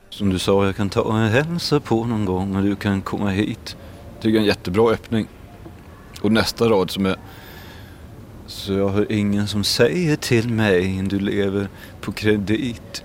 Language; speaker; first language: Swedish; native; Swedish